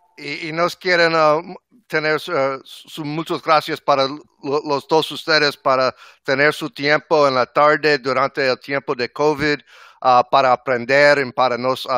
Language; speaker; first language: Spanish; non-native, learner; English